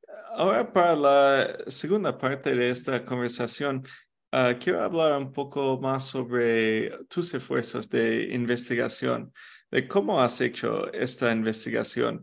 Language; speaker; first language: Spanish; non-native, fluent; English